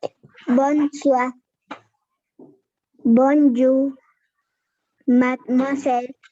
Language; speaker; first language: French; non-native, learner; Spanish